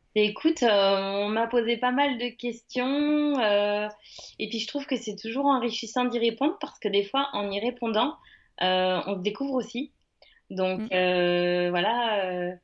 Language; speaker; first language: French; native; French